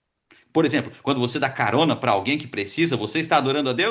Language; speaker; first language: Portuguese; native; Portuguese